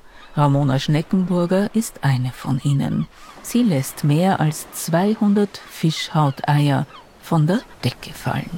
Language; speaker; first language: German; native; German